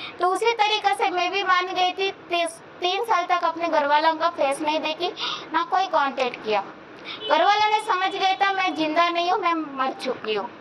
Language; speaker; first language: Hindi; non-native, local second language; Kannada